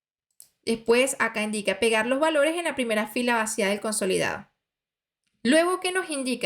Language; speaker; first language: Spanish; native; Spanish